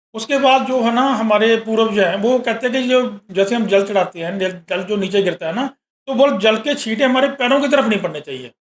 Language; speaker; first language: Hindi; native; Hindi